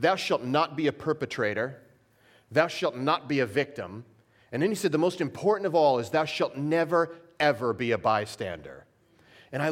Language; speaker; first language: English; native; English